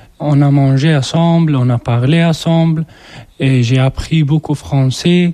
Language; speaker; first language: French; non-native, learner; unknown